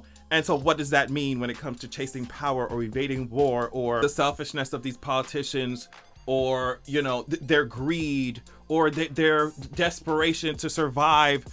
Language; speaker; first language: English; native; English